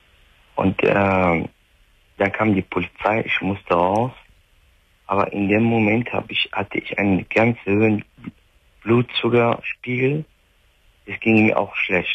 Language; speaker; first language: German; non-native, fluent; Arabic